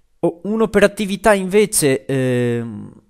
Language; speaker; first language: Italian; native; Italian